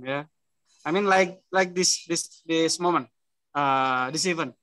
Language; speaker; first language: English; non-native, learner; Indonesian